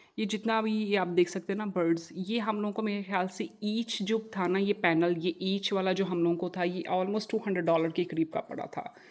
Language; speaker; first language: Urdu; non-native, local second language; Punjabi